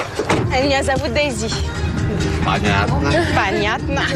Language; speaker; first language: Russian; non-native, learner; French